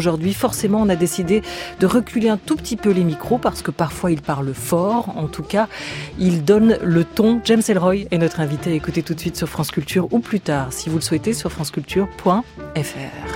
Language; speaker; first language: French; native; French